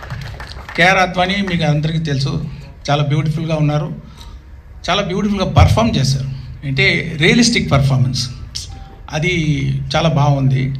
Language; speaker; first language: Telugu; non-native, local second language; Tamil